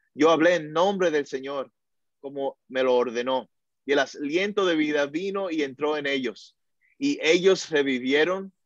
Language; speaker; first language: Spanish; early bilingual, heritage; Spanish